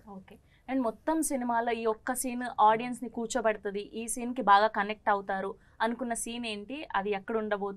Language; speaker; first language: Telugu; native; Telugu